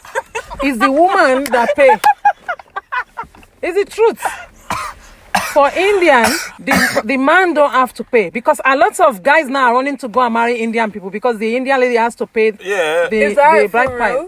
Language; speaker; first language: English; non-native, local second language; Yoruba